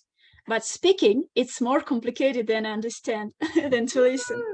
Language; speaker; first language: English; non-native, fluent; Russian